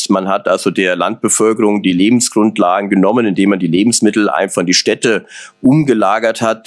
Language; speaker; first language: German; native; German